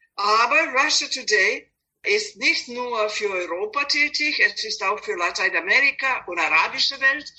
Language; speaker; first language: German; non-native, fluent; Serbian